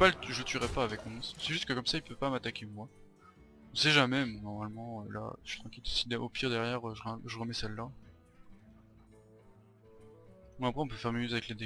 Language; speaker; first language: French; native; French